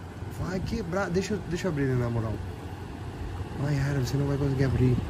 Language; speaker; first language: Portuguese; native; Portuguese